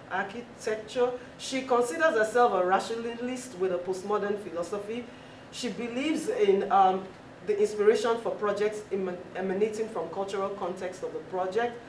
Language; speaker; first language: English; non-native, local second language; Yoruba